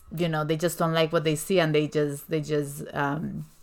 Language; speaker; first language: English; non-native, fluent; Spanish